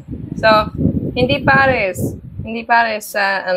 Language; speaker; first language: Filipino; non-native, learner; English